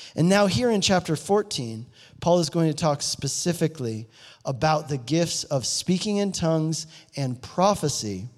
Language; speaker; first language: English; native; English